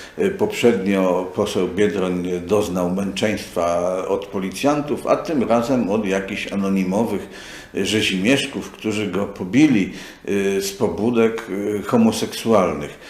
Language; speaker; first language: Polish; native; Polish